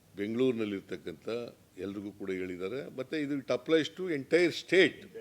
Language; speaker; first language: Kannada; native; Kannada